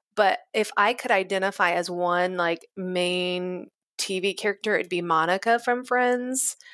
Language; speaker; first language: English; native; English